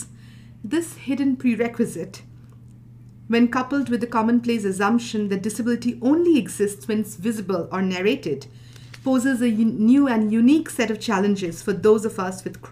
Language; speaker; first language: English; non-native, local second language; Bangla